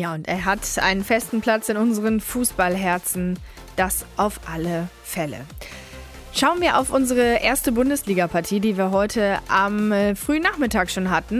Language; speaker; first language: German; native; German